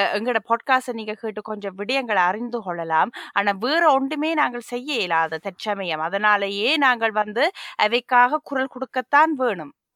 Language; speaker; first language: Tamil; early bilingual, heritage; Tamil